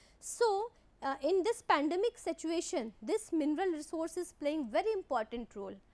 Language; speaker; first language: English; non-native, local second language; Hindi